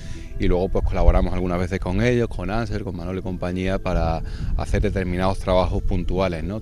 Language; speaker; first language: Spanish; native; Spanish